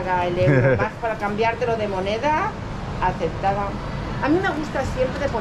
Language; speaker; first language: Spanish; native; Spanish